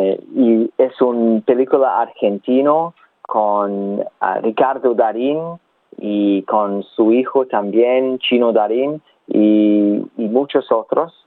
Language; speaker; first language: Spanish; non-native, learner; English